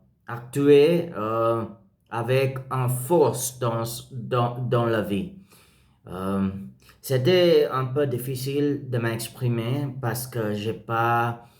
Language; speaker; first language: French; non-native, learner; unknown